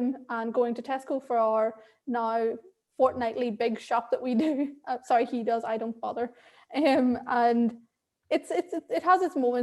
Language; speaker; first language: English; native; English